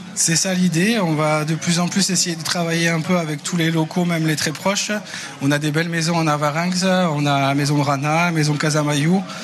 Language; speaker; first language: French; native; French